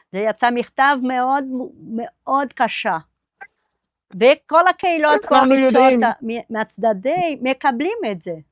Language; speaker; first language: Hebrew; non-native, fluent; Portuguese